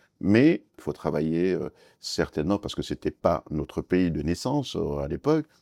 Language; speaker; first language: French; non-native, fluent; Kurdish